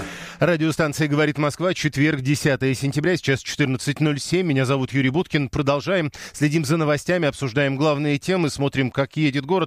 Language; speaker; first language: Russian; native; Russian